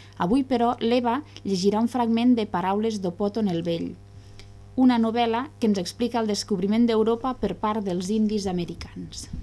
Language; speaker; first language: Catalan; native; Catalan